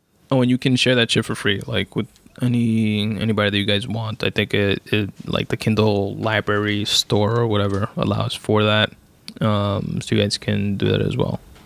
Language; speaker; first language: English; native; English